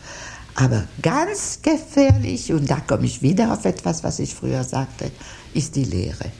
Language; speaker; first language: German; non-native, fluent; French